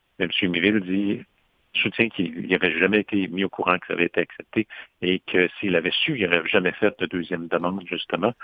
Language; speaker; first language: French; native; French